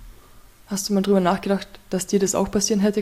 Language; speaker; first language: German; native; German